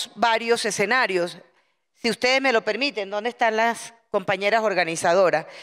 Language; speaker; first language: Spanish; native; Spanish